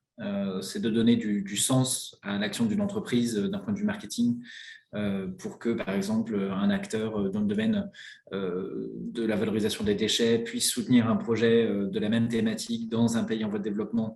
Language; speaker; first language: French; native; French